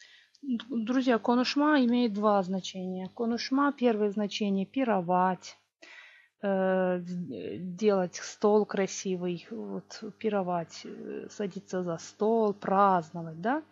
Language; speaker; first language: Russian; non-native, local second language; Gagauz